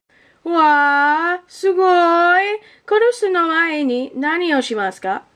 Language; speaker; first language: Japanese; non-native, learner; English